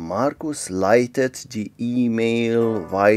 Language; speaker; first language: German; non-native, fluent; Serbian